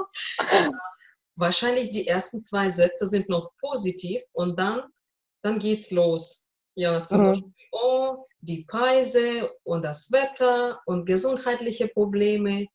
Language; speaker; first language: German; non-native, fluent; Russian